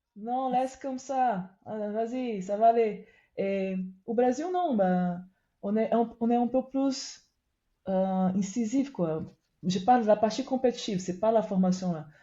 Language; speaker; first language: French; non-native, fluent; Portuguese